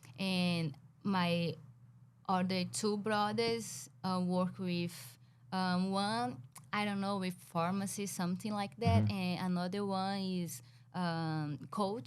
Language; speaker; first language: English; non-native, learner; Portuguese